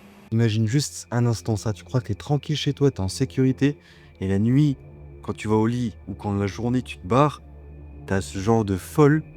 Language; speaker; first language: French; native; French